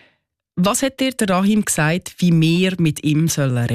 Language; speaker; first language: German; native; German